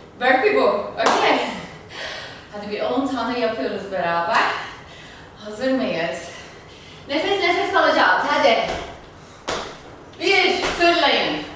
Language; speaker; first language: Turkish; non-native, fluent; German